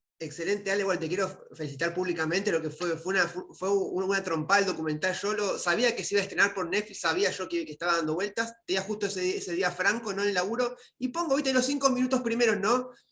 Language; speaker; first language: Spanish; native; Spanish